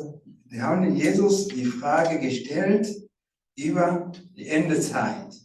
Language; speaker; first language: German; non-native, fluent; Rundi